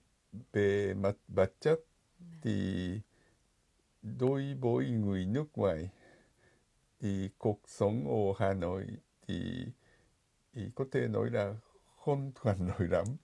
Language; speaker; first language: Vietnamese; non-native, fluent; Japanese